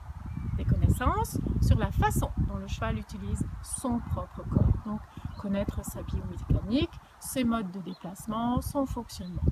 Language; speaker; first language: French; native; French